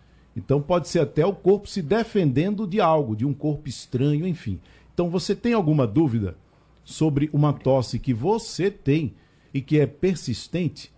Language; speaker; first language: Portuguese; native; Portuguese